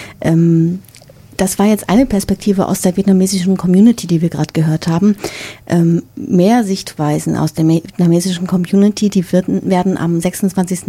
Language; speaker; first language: German; native; German